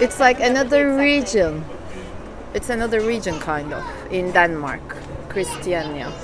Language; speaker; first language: English; non-native, fluent; Turkish